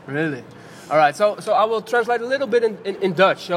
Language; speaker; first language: English; non-native, fluent; Dutch